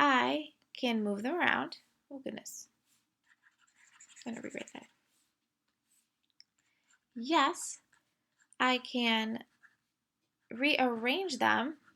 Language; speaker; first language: English; native; English